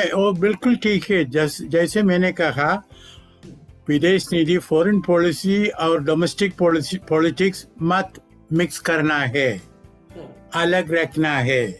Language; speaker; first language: Hindi; non-native, fluent; Malayalam